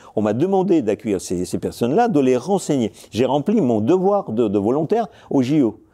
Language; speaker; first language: French; non-native, fluent; Russian